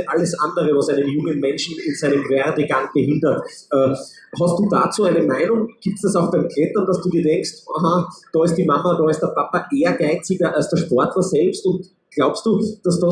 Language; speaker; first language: German; native; German